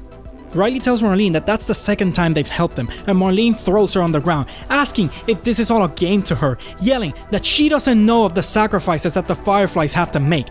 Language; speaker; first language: English; native; English